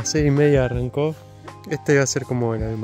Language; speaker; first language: Spanish; native; Spanish